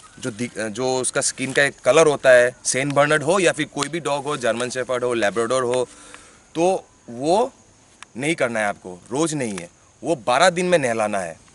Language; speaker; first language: Hindi; non-native, local second language; Bangla